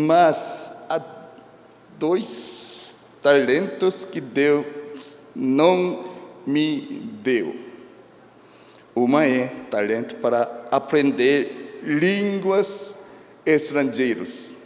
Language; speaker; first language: Portuguese; non-native, fluent; Korean